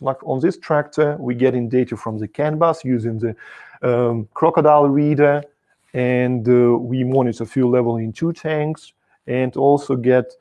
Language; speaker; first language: English; non-native, fluent; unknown